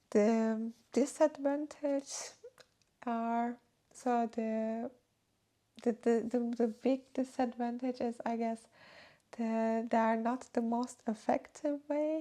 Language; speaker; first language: English; non-native, fluent; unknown